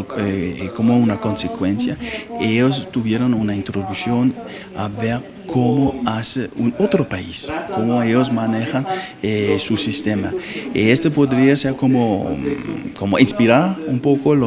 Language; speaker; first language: Spanish; non-native, fluent; Danish